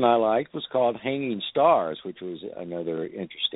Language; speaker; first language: English; native; English